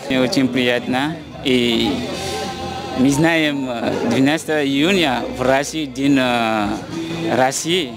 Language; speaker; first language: Russian; non-native, learner; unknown